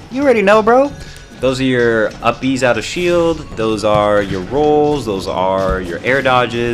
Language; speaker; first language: English; native; English